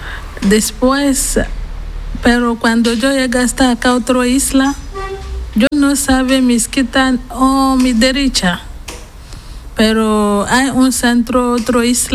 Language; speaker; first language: Spanish; non-native, learner; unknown